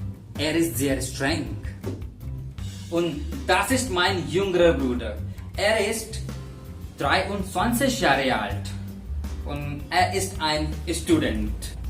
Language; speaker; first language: German; non-native, fluent; Hindi